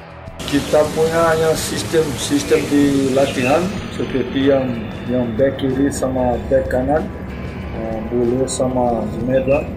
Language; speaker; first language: Indonesian; non-native, fluent; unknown